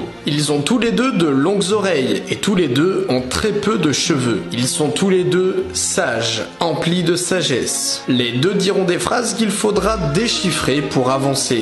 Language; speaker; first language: French; native; French